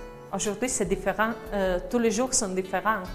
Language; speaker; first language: French; non-native, learner; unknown